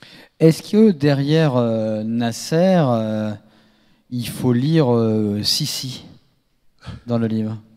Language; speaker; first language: French; native; French